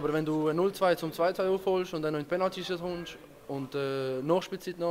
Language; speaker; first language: German; native; German